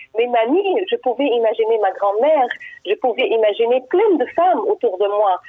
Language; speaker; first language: French; non-native, fluent; Arabic